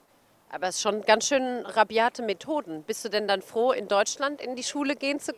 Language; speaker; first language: German; native; German